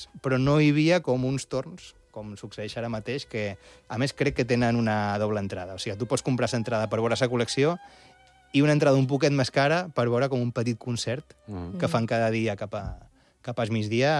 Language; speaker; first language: Catalan; native; Catalan